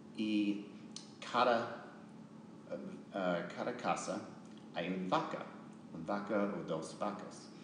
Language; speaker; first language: Spanish; non-native, learner; English